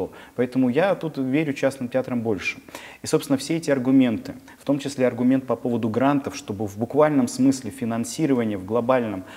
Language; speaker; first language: Russian; native; Russian